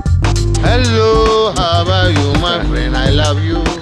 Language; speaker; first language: English; non-native, learner; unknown